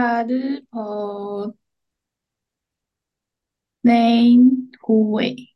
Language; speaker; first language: Korean; non-native, learner; Chinese